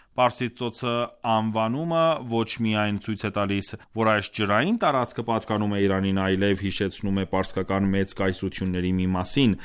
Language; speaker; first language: Armenian; native; Armenian